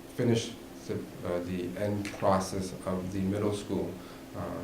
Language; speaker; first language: English; native; English